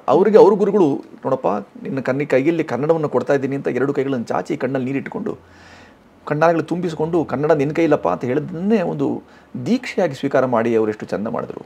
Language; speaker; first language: Kannada; non-native, local second language; Hindi